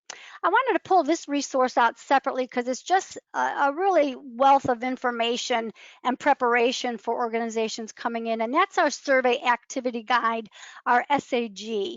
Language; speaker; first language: English; native; English